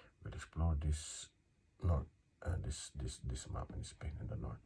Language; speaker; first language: English; non-native, local second language; Filipino